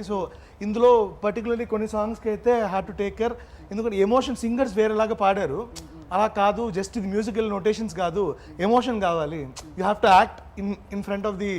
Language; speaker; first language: Telugu; native; Telugu